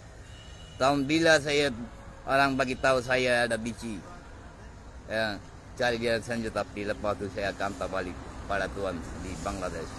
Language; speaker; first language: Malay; non-native, learner; Bangla